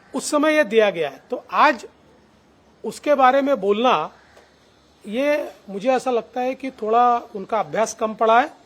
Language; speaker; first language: Hindi; non-native, local second language; Marathi